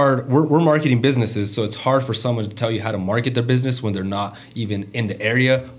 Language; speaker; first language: English; native; English